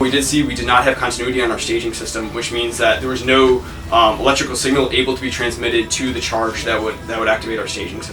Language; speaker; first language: English; native; English